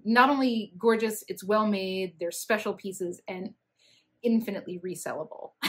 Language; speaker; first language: English; native; English